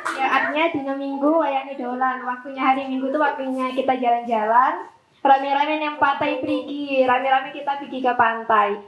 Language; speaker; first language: Indonesian; non-native, local second language; Javanese